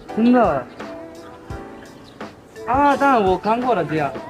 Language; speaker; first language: Chinese; non-native, learner; Japanese